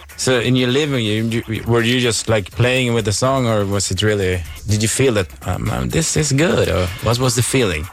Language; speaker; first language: English; non-native, fluent; Swedish